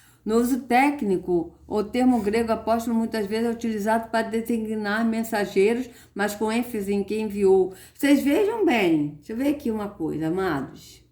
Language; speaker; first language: Portuguese; native; Portuguese